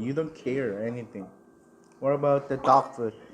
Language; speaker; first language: English; non-native, learner; Korean